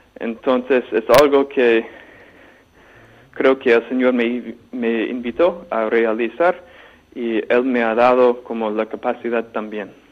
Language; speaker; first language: Spanish; non-native, fluent; English